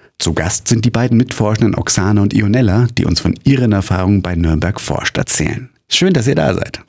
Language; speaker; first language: German; native; German